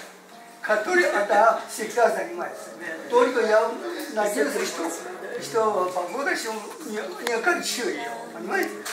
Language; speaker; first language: Russian; non-native, learner; Chinese